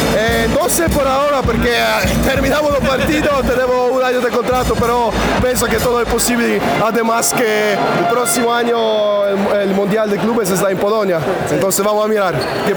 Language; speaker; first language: Spanish; non-native, learner; Polish